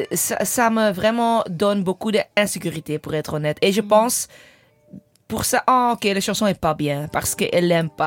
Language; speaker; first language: French; non-native, learner; English